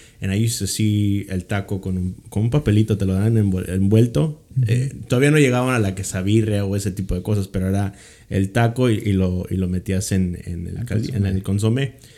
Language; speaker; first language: Spanish; early bilingual, heritage; Spanish